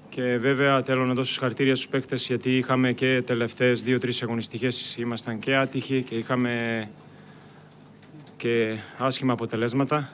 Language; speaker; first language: Greek; non-native, fluent; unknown